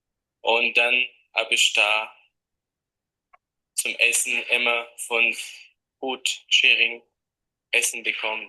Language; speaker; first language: German; non-native, learner; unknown